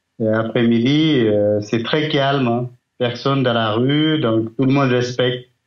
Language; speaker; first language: French; non-native, fluent; Nepali